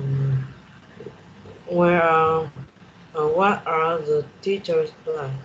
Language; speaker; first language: English; non-native, learner; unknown